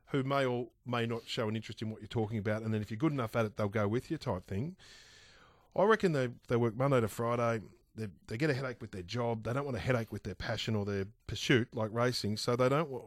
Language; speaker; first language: English; native; English